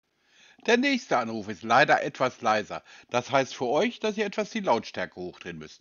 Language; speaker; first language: German; native; German